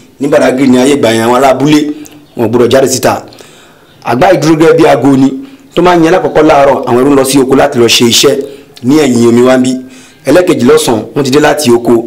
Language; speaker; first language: Yoruba; non-native, local second language; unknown